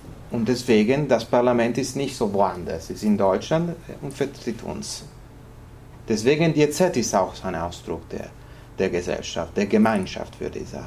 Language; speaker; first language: German; non-native, fluent; Italian